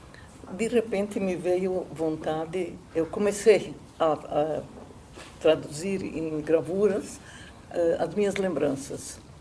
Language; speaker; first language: Portuguese; non-native, fluent; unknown